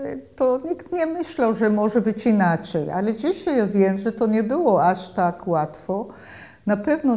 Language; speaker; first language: Polish; early bilingual, heritage; Polish